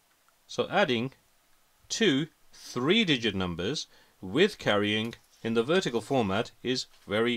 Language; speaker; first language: English; native; English